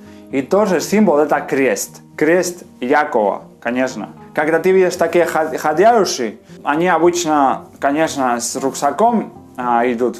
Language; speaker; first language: Russian; non-native, fluent; Spanish